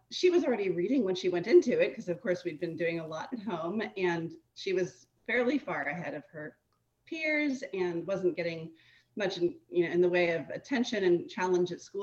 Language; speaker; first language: English; native; English